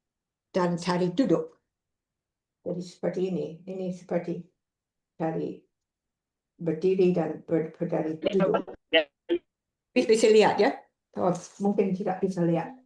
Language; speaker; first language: Indonesian; non-native, fluent; English